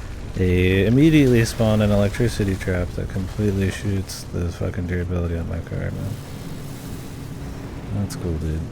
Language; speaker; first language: English; native; English